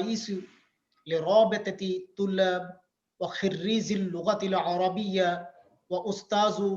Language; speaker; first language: Arabic; non-native, fluent; Bangla